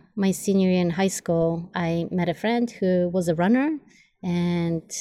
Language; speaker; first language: English; non-native, fluent; Polish